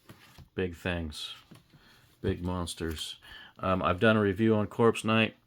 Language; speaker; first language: English; native; English